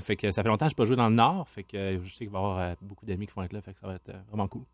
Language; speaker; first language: French; native; French